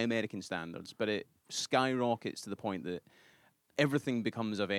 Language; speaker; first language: English; native; English